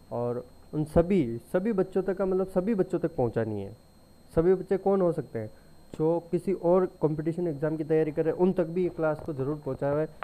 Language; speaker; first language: Hindi; native; Hindi